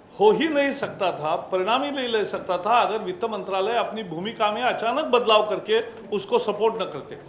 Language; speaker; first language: Hindi; non-native, local second language; Marathi